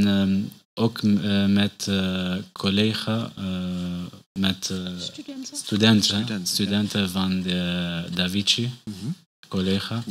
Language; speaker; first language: Dutch; non-native, learner; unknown